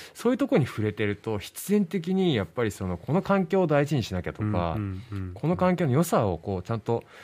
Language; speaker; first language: Japanese; native; Japanese